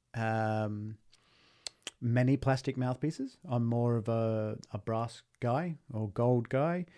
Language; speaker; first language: English; native; English